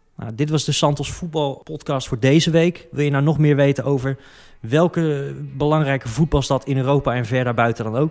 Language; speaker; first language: Dutch; native; Dutch